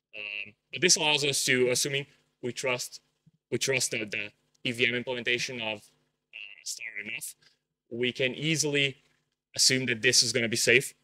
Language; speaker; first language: English; non-native, fluent; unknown